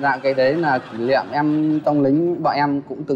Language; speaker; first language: Vietnamese; native; Vietnamese